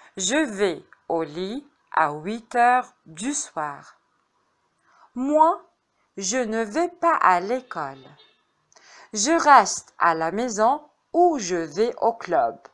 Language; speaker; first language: French; non-native, fluent; Arabic